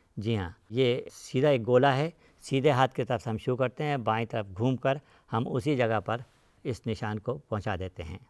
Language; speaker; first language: Hindi; native; Hindi